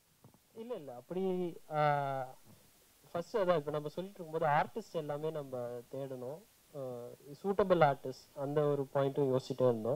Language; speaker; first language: Tamil; native; Tamil